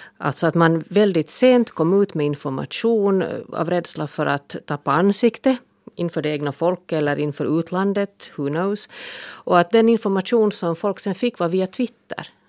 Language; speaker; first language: Swedish; native; Swedish